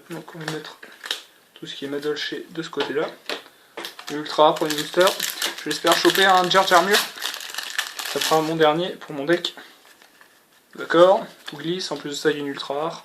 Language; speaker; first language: French; native; French